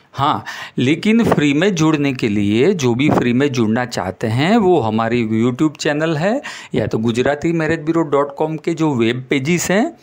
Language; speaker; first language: Hindi; non-native, local second language; Gujarati